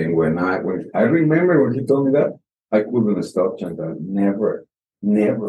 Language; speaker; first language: English; non-native, fluent; Spanish